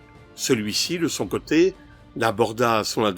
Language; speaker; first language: French; native; French